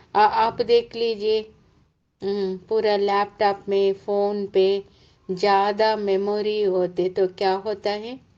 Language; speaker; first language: Hindi; non-native, local second language; Telugu